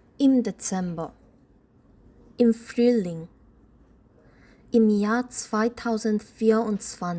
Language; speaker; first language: German; non-native, fluent; Korean